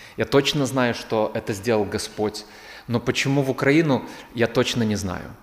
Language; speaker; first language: Russian; native; Russian